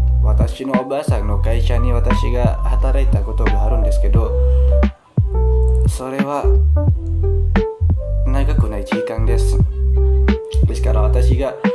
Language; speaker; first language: Japanese; non-native, learner; Indonesian